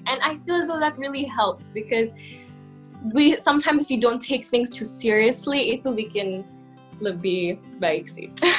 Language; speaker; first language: English; early bilingual, heritage; English